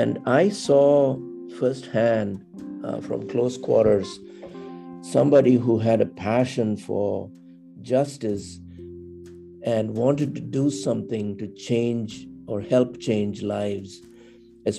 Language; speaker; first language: English; non-native, local second language; Tamil